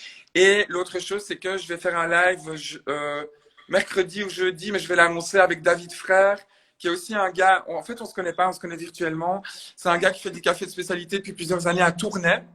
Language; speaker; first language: French; native; French